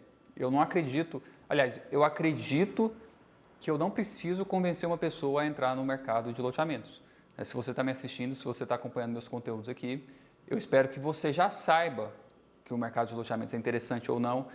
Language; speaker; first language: Portuguese; native; Portuguese